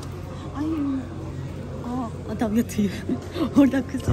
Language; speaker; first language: Turkish; non-native, fluent; Russian